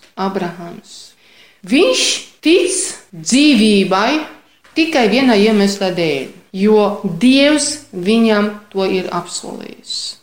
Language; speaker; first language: Latvian; non-native, fluent; Polish